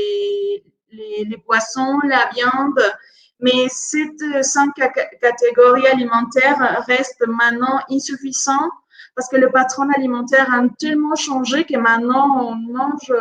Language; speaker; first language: French; non-native, fluent; Spanish